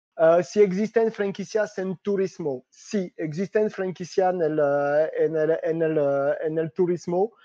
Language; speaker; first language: Spanish; non-native, fluent; French